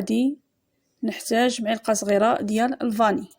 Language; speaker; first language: Arabic; native; Arabic